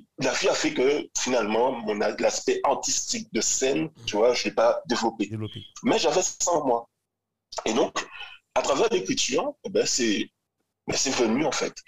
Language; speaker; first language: French; native; French